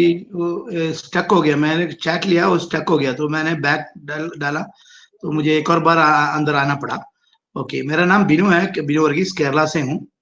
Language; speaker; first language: Hindi; non-native, local second language; Malayalam